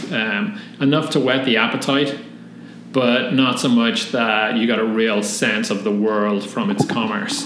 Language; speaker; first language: English; native; English